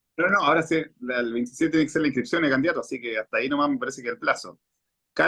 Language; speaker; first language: Spanish; native; Spanish